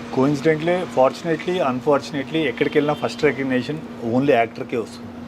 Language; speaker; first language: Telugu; native; Telugu